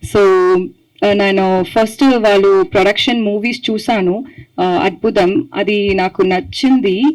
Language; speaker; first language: Telugu; non-native, learner; Tamil